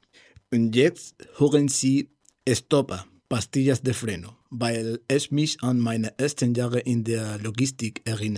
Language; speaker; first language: German; non-native, learner; Spanish